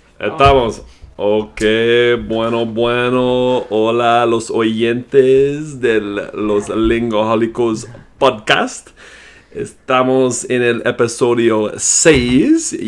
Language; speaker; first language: Spanish; non-native, fluent; English